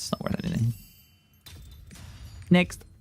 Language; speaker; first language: English; native; English